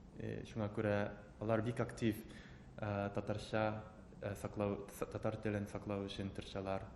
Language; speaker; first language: Tatar; non-native, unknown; Japanese